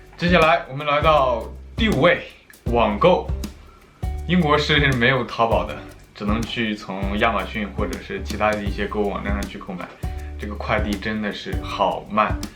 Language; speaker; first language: Chinese; native; Chinese